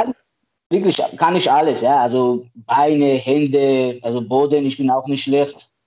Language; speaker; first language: German; non-native, learner; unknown